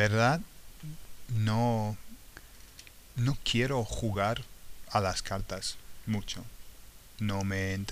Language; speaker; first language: Spanish; non-native, fluent; English